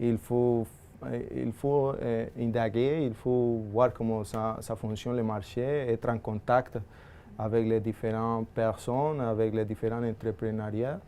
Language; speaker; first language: French; non-native, fluent; Spanish